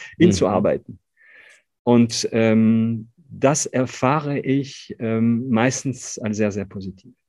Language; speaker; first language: German; non-native, fluent; French